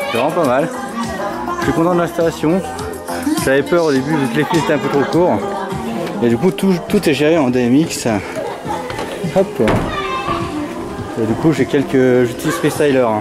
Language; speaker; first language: French; native; French